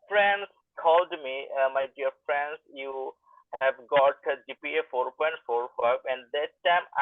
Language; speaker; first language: English; non-native, learner; Bangla